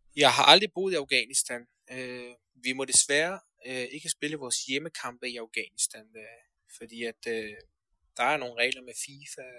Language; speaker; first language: Danish; early bilingual, other home language; Persian